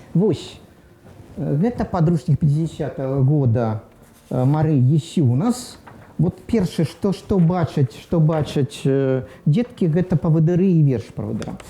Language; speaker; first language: Belarusian; non-native, local second language; Russian